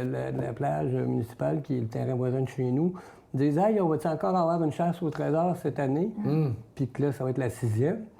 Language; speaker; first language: French; native; French